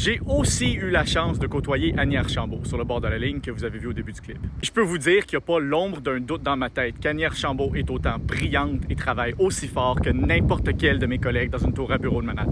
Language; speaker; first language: French; native; French